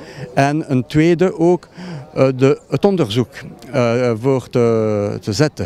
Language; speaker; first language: Dutch; non-native, fluent; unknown